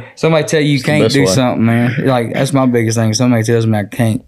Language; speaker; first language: English; native; English